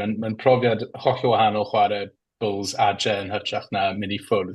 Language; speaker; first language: Welsh; native; Welsh